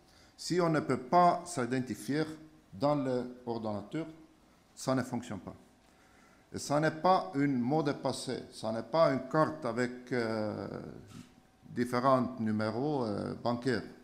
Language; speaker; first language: French; non-native, fluent; Estonian